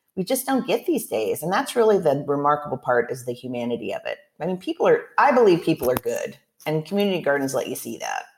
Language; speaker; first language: English; native; English